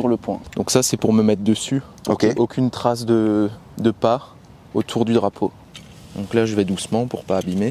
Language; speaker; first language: French; native; French